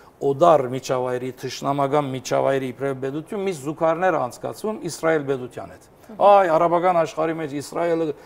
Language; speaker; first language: Armenian; early bilingual, heritage; Armenian